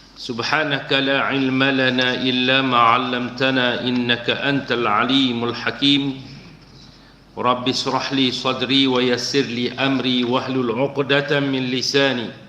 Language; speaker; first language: Arabic; non-native, fluent; Malay